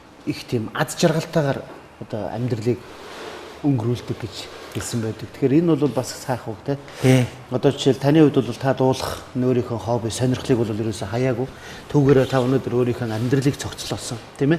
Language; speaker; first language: Mongolian; native; Mongolian